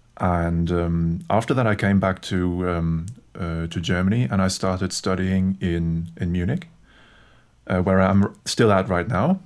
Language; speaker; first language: English; non-native, fluent; German